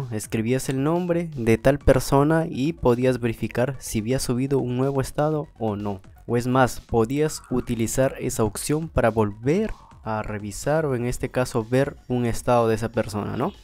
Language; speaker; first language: Spanish; native; Spanish